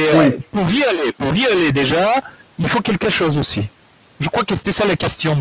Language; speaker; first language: French; non-native, fluent; Bulgarian